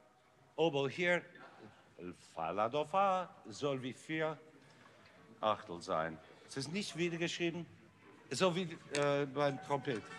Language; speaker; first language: German; non-native, learner; English